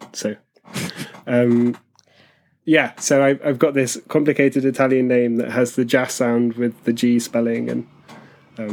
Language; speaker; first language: English; native; English